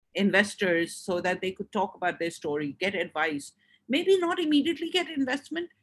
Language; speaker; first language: English; non-native, local second language; Urdu